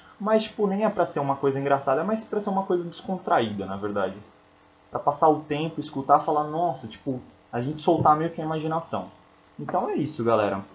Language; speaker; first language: Portuguese; native; Portuguese